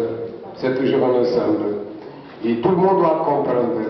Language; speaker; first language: French; non-native, learner; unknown